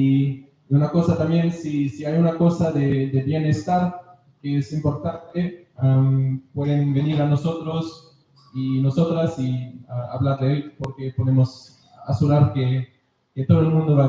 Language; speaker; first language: Spanish; non-native, learner; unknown